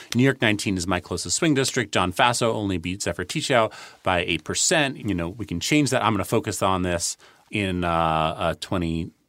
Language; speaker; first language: English; native; English